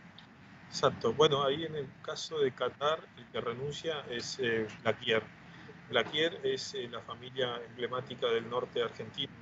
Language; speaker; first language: Spanish; native; Spanish